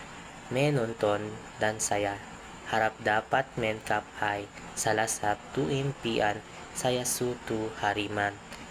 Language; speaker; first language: Indonesian; non-native, learner; Filipino